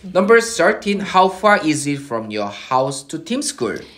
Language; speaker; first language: English; non-native, fluent; Korean